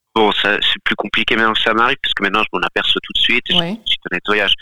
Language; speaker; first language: French; non-native, fluent; Galician